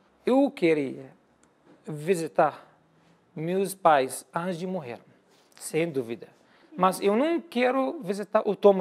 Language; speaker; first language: Portuguese; non-native, learner; Arabic